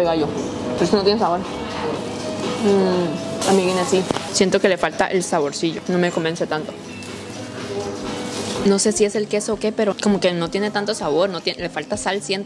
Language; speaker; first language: Spanish; native; Spanish